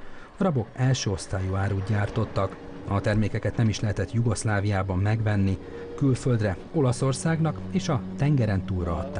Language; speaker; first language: Hungarian; native; Hungarian